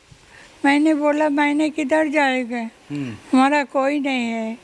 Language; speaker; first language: Hindi; non-native, local second language; Bangla